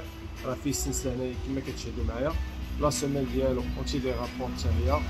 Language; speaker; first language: Arabic; native; Arabic